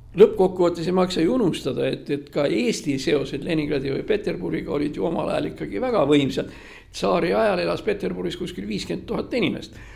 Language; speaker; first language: Estonian; non-native, local second language; Russian